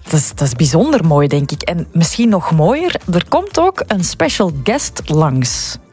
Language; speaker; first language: Dutch; native; Dutch